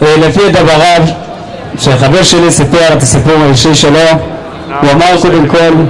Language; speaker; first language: Hebrew; non-native, fluent; Arabic